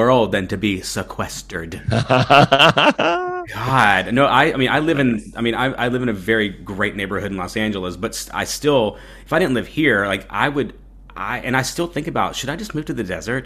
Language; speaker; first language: English; native; English